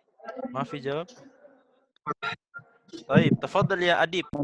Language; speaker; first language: Arabic; non-native, fluent; Indonesian